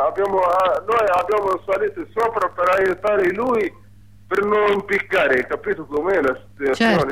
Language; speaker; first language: Italian; non-native, learner; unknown